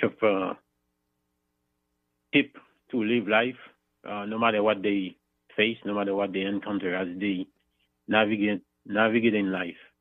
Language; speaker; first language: English; non-native, fluent; Haitian Creole